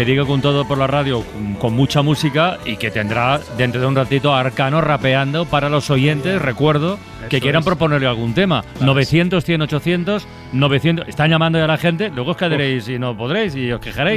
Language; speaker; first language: Spanish; native; Spanish